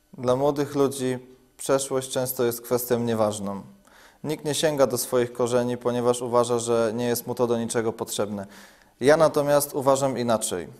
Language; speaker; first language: Polish; native; Polish